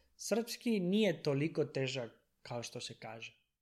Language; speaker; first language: Serbian; non-native, fluent; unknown